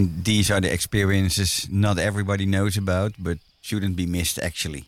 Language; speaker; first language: English; non-native, fluent; Dutch